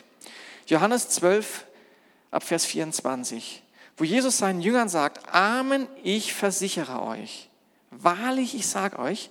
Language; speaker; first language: German; native; German